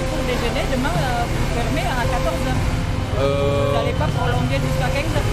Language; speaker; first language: French; non-native, fluent; Indonesian